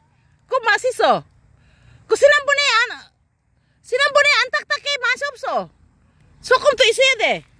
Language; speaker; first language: Korean; non-native, learner; Filipino